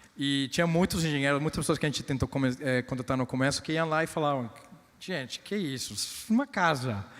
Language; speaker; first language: Portuguese; non-native, fluent; Spanish